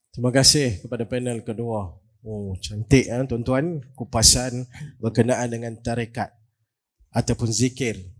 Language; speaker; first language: Malay; native; Malay